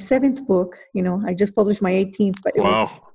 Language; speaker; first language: English; non-native, fluent; Spanish